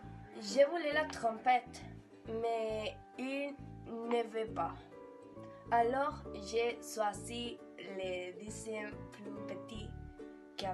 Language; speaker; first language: French; non-native, learner; Spanish